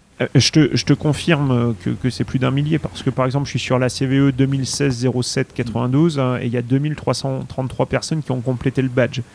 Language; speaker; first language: French; native; French